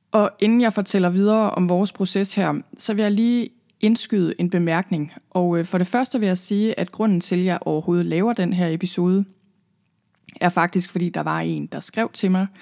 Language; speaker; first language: Danish; native; Danish